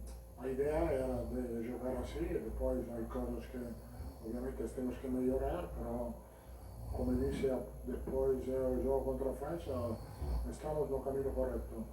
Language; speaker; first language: Portuguese; non-native, learner; Italian